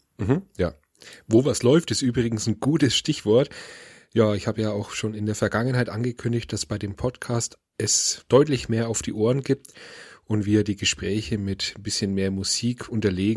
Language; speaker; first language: German; native; German